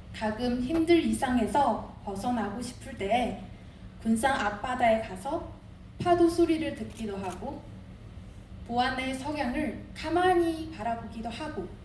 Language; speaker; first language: Korean; non-native, fluent; Chinese